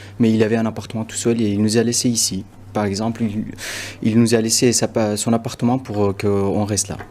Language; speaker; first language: French; non-native, fluent; Arabic